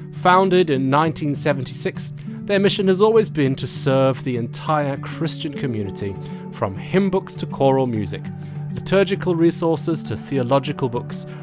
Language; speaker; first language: English; native; English